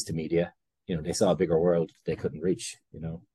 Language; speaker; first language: English; native; English